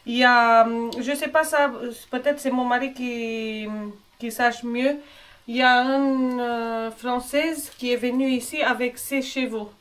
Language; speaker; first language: French; non-native, fluent; Romanian